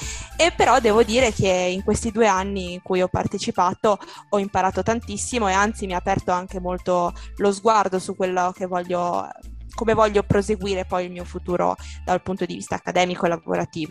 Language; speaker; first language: Italian; native; Italian